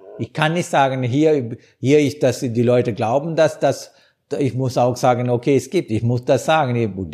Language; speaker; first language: German; non-native, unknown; Sinhala